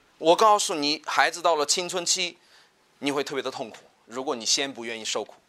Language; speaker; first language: Chinese; native; Chinese